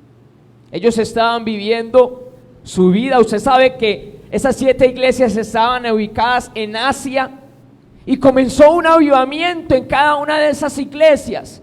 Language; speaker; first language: Spanish; native; Spanish